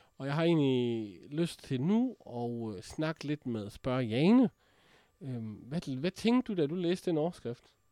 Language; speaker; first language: Danish; native; Danish